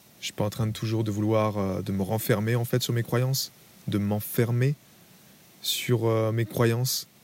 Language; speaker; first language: French; native; French